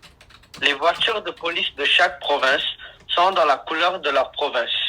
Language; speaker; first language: French; non-native, learner; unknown